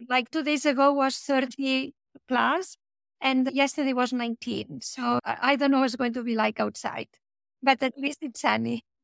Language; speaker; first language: English; non-native, fluent; Catalan